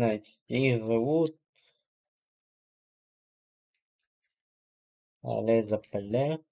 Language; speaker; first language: French; non-native, learner; Russian